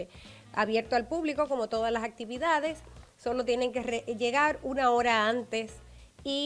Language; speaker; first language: Spanish; native; Spanish